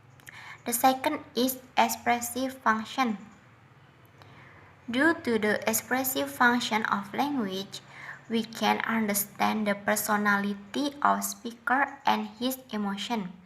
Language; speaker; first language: English; non-native, learner; Indonesian